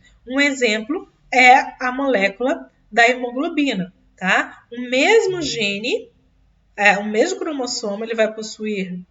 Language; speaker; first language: Portuguese; native; Portuguese